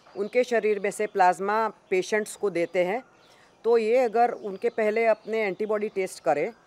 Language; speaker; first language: Hindi; non-native, local second language; Gujarati